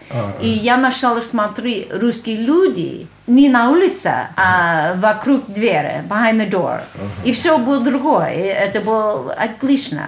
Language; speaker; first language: Russian; non-native, learner; English